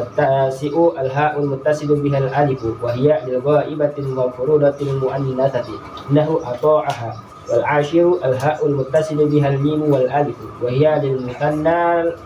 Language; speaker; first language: Arabic; non-native, learner; Indonesian